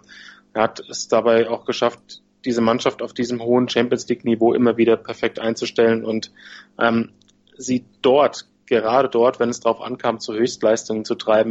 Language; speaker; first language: German; native; German